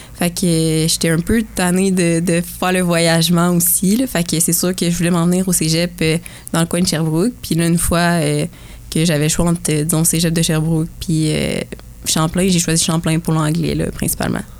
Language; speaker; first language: French; native; French